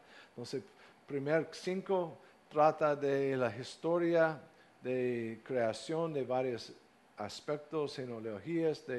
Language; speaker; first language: Spanish; non-native, fluent; English